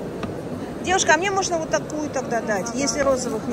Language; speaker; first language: Russian; native; Russian